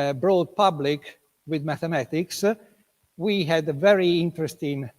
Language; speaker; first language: English; non-native, fluent; Italian